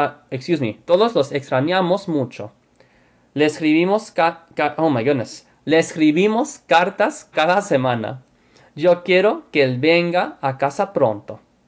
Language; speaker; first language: Spanish; non-native, fluent; English